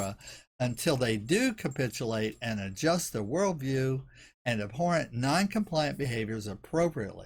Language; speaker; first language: English; native; English